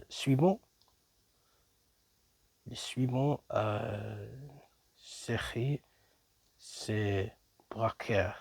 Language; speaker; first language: French; non-native, learner; English